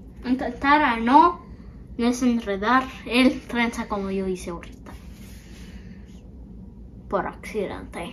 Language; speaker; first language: Spanish; early bilingual, heritage; Spanish